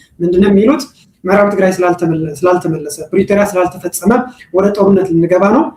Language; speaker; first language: Amharic; non-native, local second language; Tigrinya